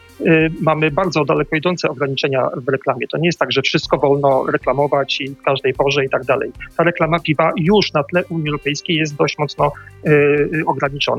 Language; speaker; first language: Polish; native; Polish